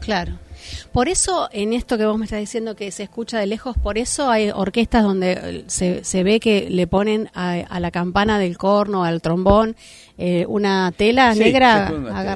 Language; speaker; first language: Spanish; native; Spanish